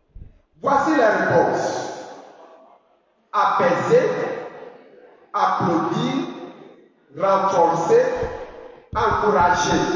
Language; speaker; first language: French; non-native, fluent; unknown